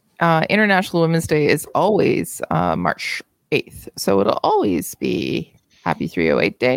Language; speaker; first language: English; native; English